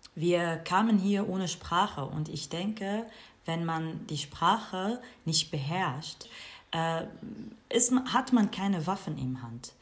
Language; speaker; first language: German; non-native, fluent; Kurdish